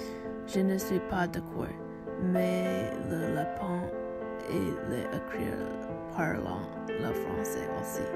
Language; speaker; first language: French; non-native, learner; English